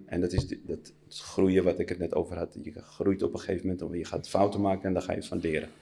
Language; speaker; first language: Dutch; early bilingual, other home language; Riffian